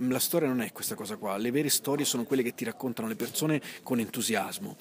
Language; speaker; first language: Italian; native; Italian